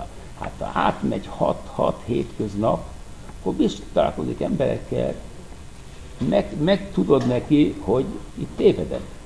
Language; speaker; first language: Hungarian; non-native, fluent; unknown